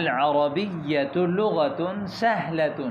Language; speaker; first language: Arabic; non-native, fluent; Urdu